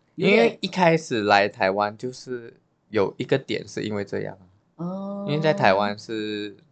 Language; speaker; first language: Chinese; native; Chinese